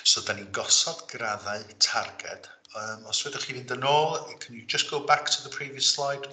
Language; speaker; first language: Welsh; native; Welsh